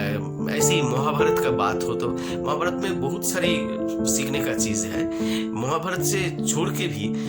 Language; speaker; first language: Hindi; non-native, local second language; Bangla